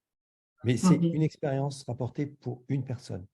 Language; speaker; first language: French; native; French